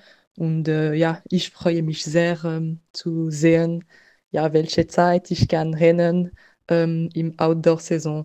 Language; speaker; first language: German; non-native, local second language; French